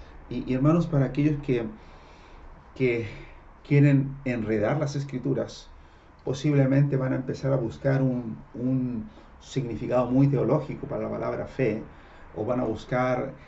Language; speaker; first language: Spanish; native; Spanish